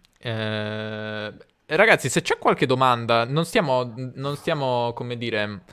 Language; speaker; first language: Italian; native; Italian